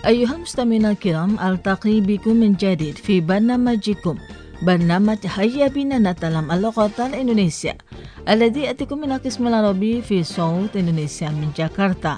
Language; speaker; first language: Arabic; non-native, fluent; Indonesian